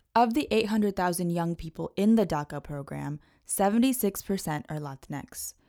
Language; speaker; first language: English; native; English